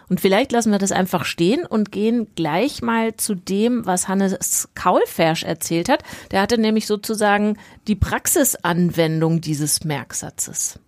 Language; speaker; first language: German; native; German